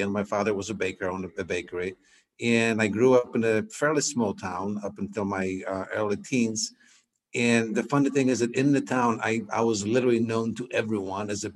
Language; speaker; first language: English; non-native, fluent; Polish